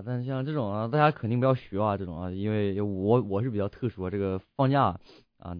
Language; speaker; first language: Chinese; native; Chinese